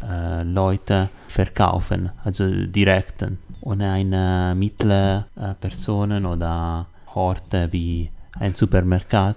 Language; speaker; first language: German; non-native, learner; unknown